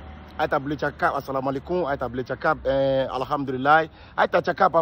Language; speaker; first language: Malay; non-native, fluent; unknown